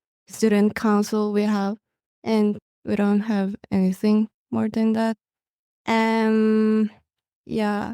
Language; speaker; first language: English; non-native, learner; Mongolian